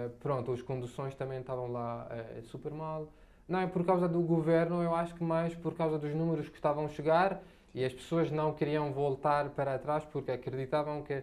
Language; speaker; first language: Portuguese; non-native, fluent; Arabic